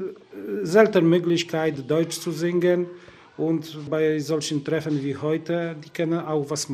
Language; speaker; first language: German; non-native, local second language; Polish